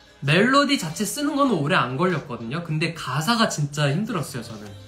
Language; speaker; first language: Korean; non-native, fluent; English